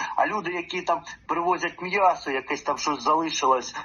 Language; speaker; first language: Ukrainian; native; Ukrainian